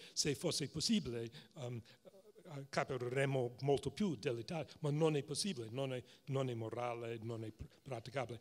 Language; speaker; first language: Italian; non-native, fluent; English